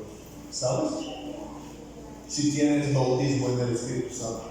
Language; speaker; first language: Spanish; non-native, fluent; Bulgarian